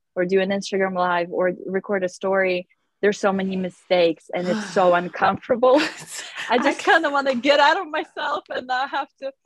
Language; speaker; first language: English; non-native, fluent; Russian